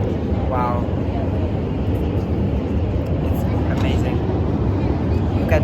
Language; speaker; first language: English; non-native, learner; French